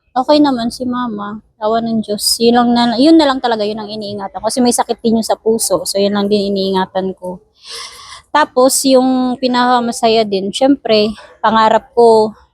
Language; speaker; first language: Filipino; non-native, local second language; Bikol